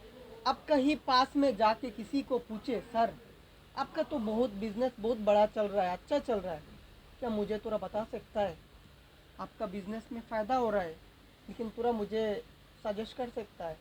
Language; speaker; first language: Hindi; non-native, local second language; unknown